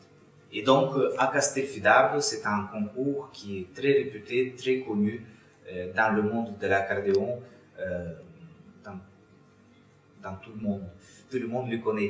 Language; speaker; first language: French; non-native, fluent; Russian